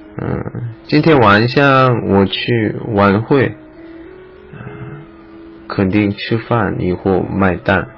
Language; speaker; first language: Chinese; non-native, learner; Korean